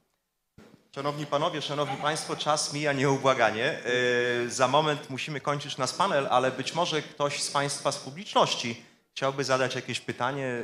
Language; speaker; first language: Polish; native; Polish